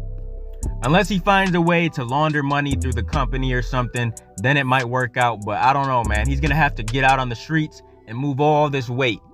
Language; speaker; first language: English; native; English